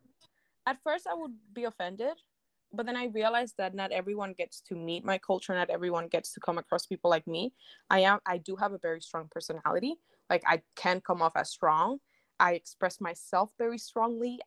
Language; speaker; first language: English; non-native, fluent; Spanish